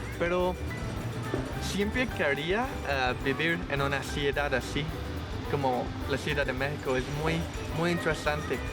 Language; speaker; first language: Spanish; non-native, learner; English